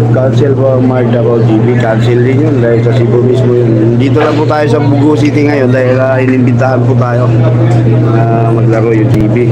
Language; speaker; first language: Filipino; non-native, local second language; Cebuano